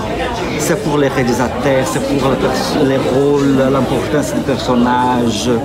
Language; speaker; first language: French; non-native, learner; Portuguese